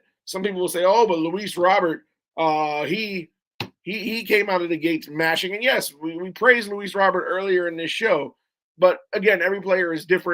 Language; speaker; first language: English; native; English